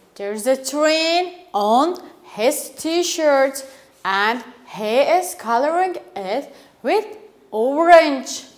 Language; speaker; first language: English; non-native, fluent; Turkish